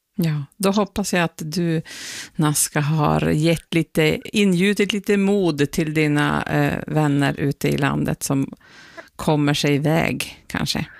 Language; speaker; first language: Swedish; native; Swedish